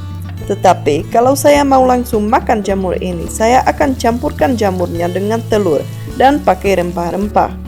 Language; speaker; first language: Indonesian; non-native, fluent; Czech